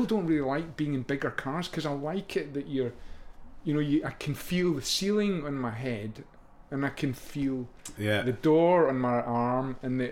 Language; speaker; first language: English; native; English